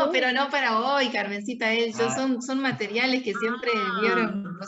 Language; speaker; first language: Spanish; native; Spanish